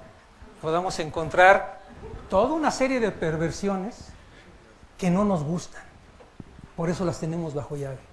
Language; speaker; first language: Spanish; native; Spanish